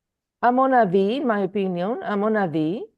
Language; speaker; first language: French; non-native, fluent; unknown